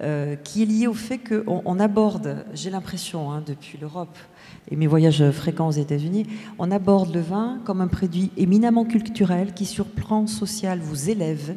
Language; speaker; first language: French; native; French